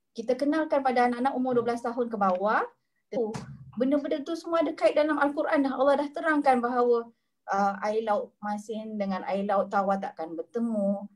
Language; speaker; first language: Malay; native; Malay